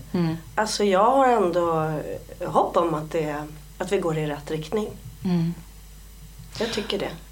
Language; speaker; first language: Swedish; early bilingual, other home language; Polish